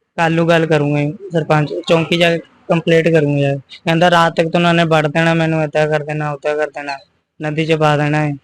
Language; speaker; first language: Punjabi; non-native, local second language; Hindi